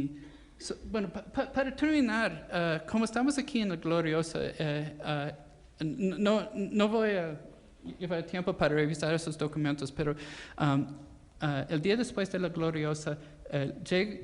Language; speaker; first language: Spanish; non-native, fluent; English